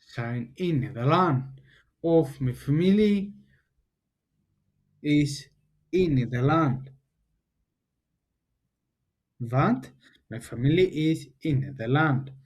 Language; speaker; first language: Dutch; non-native, learner; Tigrinya